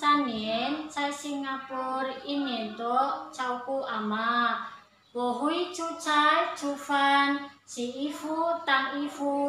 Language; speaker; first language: Chinese; non-native, learner; Indonesian